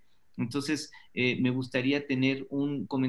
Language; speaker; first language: Spanish; native; Spanish